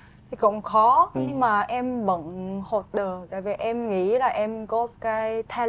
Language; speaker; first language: Vietnamese; non-native, learner; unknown